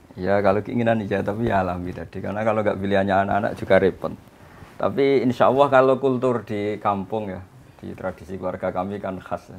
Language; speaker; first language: Indonesian; non-native, local second language; Javanese